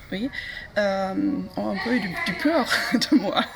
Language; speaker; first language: French; non-native, learner; German